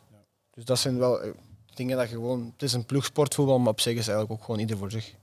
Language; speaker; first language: Dutch; native; Dutch